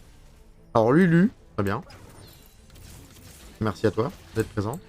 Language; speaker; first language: French; native; French